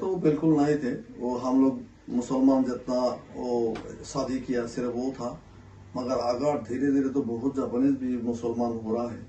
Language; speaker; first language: Hindi; non-native, local second language; Bangla